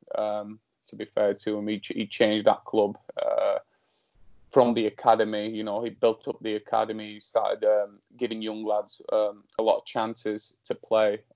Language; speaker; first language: English; early bilingual, other home language; Slovak